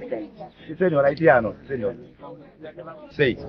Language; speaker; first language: Spanish; non-native, learner; Haitian Creole